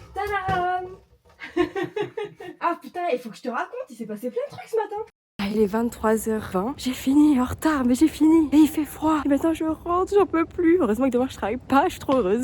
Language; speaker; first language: French; native; French